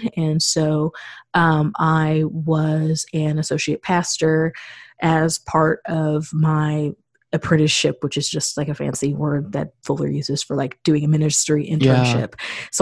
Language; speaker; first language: English; native; English